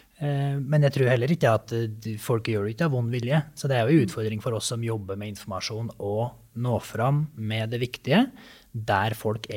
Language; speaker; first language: Norwegian; native; Norwegian